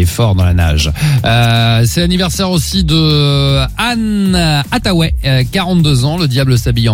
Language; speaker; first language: French; native; French